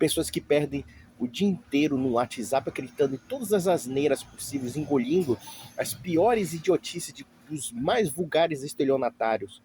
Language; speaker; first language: Portuguese; native; Portuguese